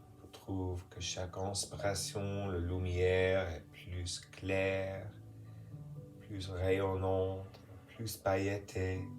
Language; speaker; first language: French; non-native, fluent; English